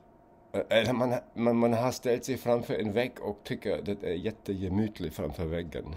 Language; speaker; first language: Swedish; non-native, fluent; German